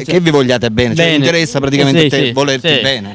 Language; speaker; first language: Italian; native; Italian